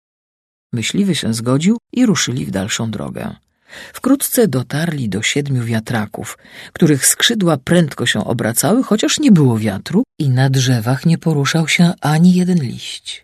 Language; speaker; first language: Polish; native; Polish